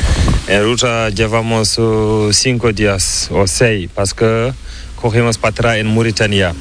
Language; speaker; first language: Spanish; non-native, learner; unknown